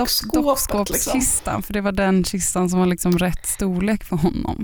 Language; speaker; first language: Swedish; native; Swedish